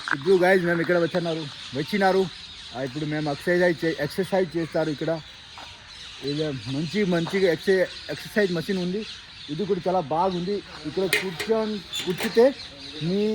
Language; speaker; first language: Telugu; non-native, local second language; Hindi